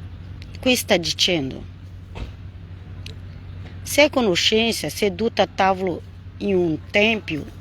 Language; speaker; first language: Italian; non-native, fluent; Portuguese